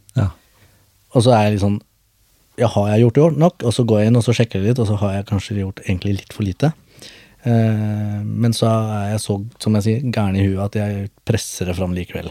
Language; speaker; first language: Norwegian; early bilingual, other home language; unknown